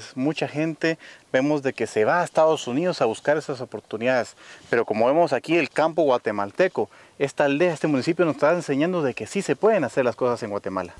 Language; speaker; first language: Spanish; native; Spanish